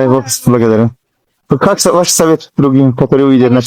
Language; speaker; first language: Russian; non-native, learner; Tajik